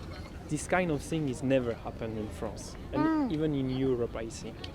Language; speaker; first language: English; non-native, learner; French